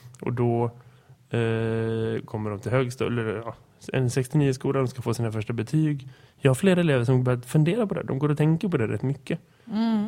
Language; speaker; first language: Swedish; native; Swedish